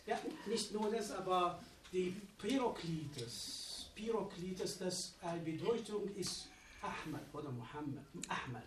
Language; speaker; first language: German; non-native, learner; Arabic